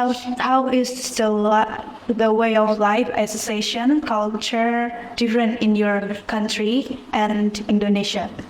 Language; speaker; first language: English; non-native, fluent; Indonesian